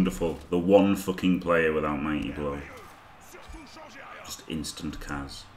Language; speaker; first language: English; native; English